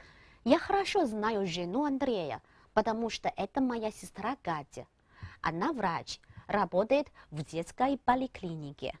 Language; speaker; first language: Russian; non-native, fluent; Chinese